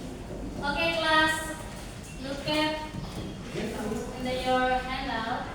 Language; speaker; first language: English; non-native, local second language; Indonesian